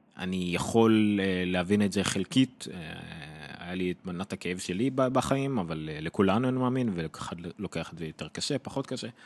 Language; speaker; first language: Hebrew; native; Hebrew